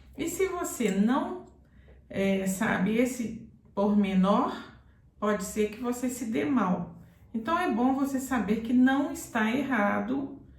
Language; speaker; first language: Portuguese; native; Portuguese